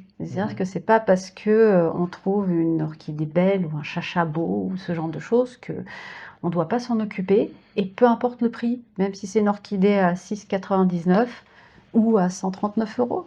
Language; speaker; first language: French; native; French